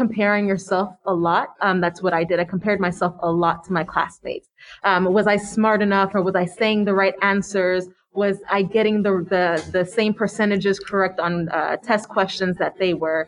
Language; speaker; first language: English; native; English